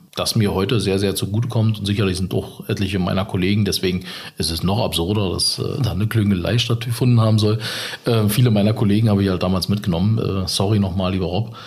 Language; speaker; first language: German; native; German